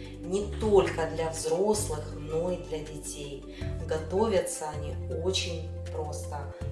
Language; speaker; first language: Russian; native; Russian